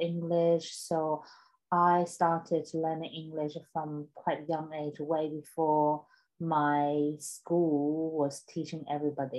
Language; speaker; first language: English; non-native, fluent; Chinese